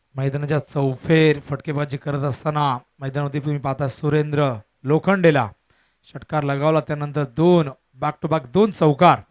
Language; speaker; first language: Marathi; native; Marathi